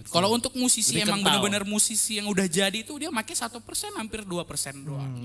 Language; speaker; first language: Indonesian; native; Indonesian